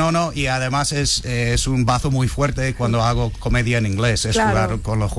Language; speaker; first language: Spanish; non-native, fluent; English